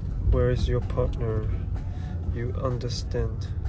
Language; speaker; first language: English; non-native, learner; Chinese